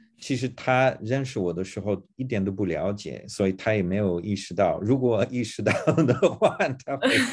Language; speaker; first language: Chinese; non-native, fluent; English